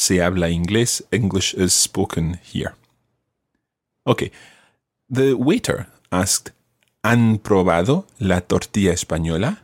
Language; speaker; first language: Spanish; non-native, fluent; English